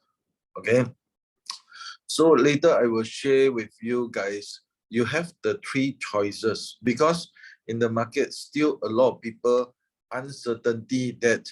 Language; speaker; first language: English; non-native, fluent; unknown